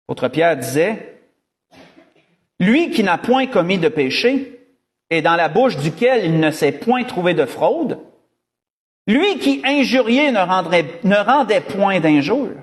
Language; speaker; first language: French; native; French